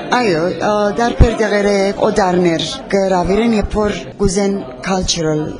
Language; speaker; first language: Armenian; early bilingual, heritage; Armenian